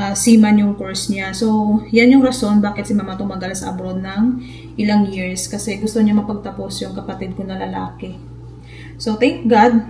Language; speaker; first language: Filipino; non-native, local second language; Hiligaynon